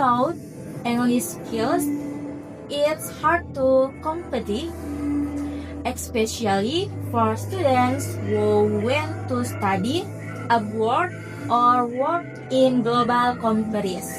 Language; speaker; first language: English; non-native, learner; Indonesian